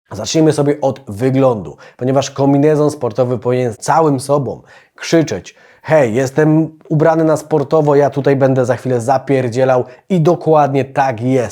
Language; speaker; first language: Polish; native; Polish